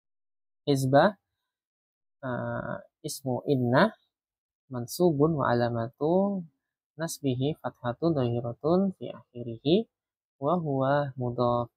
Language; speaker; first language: Arabic; non-native, fluent; Indonesian